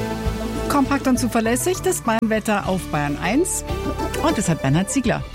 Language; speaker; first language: German; native; German